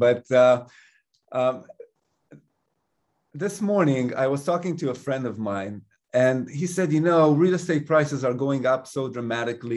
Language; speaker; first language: English; non-native, fluent; Hebrew